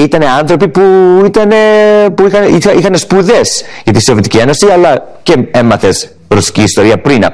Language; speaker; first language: Greek; early bilingual, heritage; English